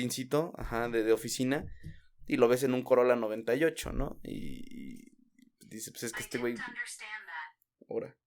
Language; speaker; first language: Spanish; native; Spanish